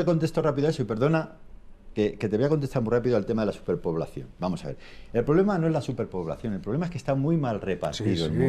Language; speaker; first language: Spanish; native; Spanish